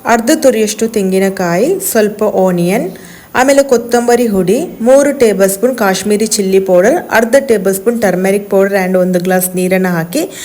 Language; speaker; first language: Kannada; non-native, local second language; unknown